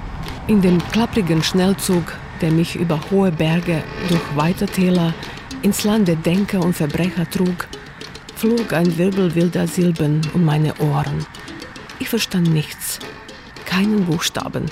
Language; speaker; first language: German; non-native, fluent; Bosnian